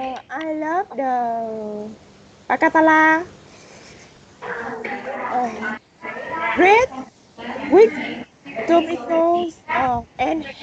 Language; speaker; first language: English; non-native, learner; Vietnamese